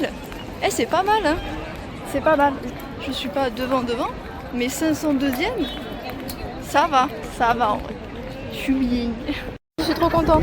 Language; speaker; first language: French; native; French